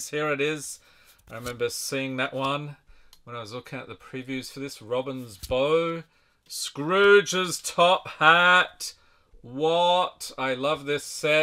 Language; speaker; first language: English; native; English